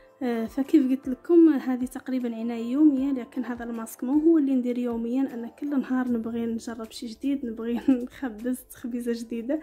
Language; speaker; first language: Arabic; native; Arabic